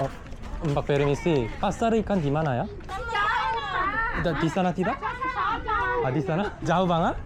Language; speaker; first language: Indonesian; non-native, learner; Korean